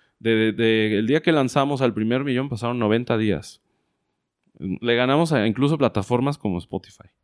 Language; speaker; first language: Spanish; native; Spanish